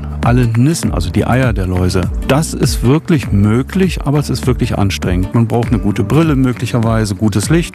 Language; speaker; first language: German; native; German